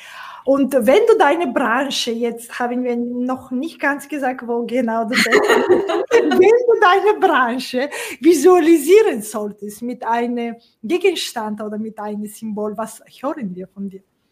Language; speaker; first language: German; non-native, fluent; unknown